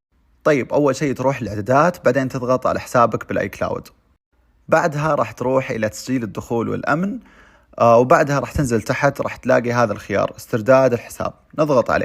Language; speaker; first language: Arabic; native; Arabic